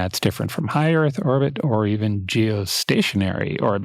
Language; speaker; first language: English; native; English